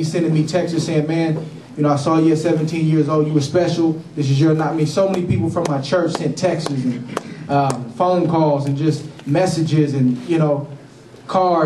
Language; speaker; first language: English; native; English